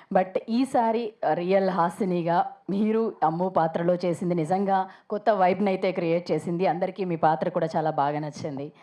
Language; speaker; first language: Telugu; native; Telugu